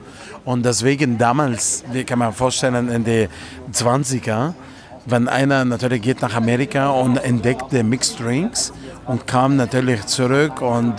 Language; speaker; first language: German; non-native, fluent; Italian